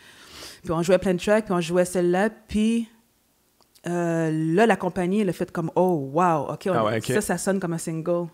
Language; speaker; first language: French; native; French